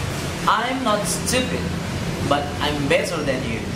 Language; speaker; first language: English; non-native, learner; Indonesian